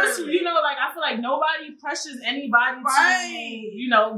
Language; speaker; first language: English; native; English